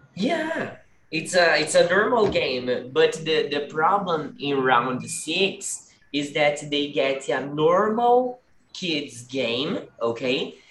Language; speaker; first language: English; non-native, fluent; Portuguese